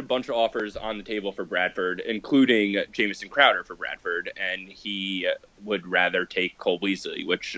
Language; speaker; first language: English; native; English